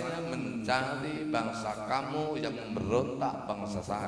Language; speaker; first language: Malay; non-native, local second language; Javanese